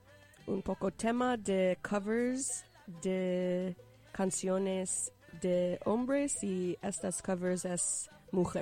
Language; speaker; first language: Spanish; non-native, learner; English